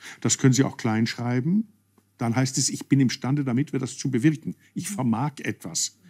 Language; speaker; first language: German; native; German